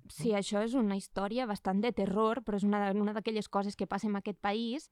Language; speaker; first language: Catalan; native; Catalan